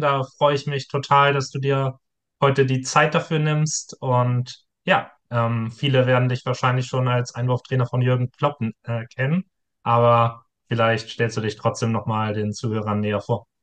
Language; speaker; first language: German; native; German